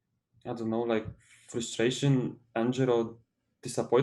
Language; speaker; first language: English; non-native, fluent; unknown